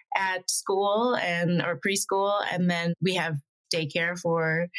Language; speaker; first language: English; native; English